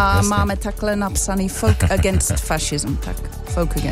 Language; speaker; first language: Czech; non-native, fluent; English